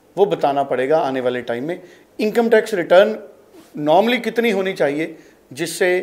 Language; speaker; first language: Hindi; non-native, local second language; Punjabi